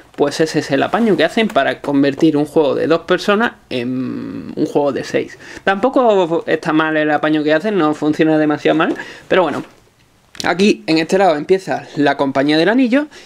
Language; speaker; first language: Spanish; native; Spanish